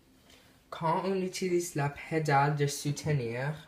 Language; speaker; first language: French; non-native, learner; English